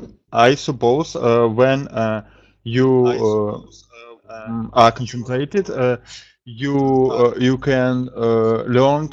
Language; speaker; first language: English; non-native, learner; Russian